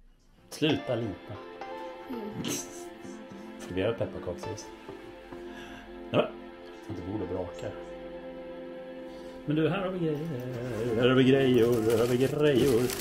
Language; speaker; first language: Swedish; native; Swedish